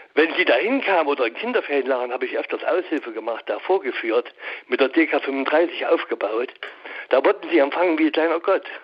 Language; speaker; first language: German; native; German